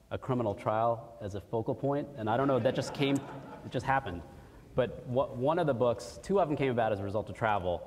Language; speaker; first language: English; early bilingual, other home language; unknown